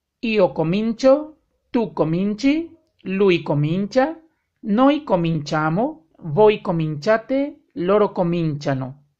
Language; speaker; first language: Italian; non-native, fluent; Spanish